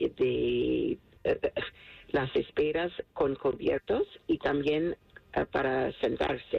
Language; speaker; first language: Spanish; non-native, fluent; English